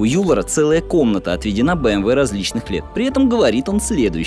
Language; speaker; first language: Russian; native; Russian